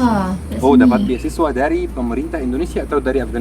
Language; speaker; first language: Indonesian; non-native, fluent; Arabic